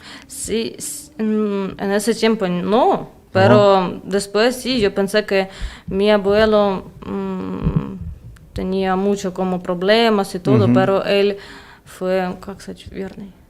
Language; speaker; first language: Spanish; non-native, learner; Russian